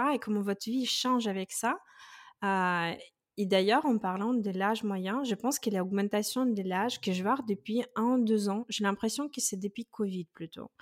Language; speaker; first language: French; non-native, fluent; Russian